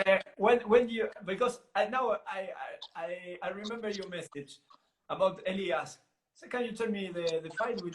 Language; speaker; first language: English; non-native, learner; Italian